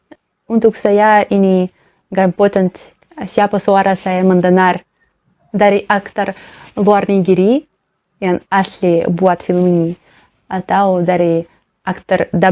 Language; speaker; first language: Indonesian; non-native, learner; Russian